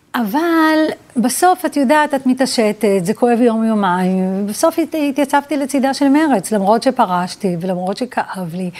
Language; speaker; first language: Hebrew; early bilingual, other home language; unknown